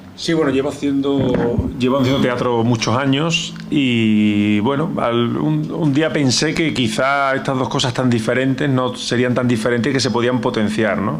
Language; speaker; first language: Spanish; native; Spanish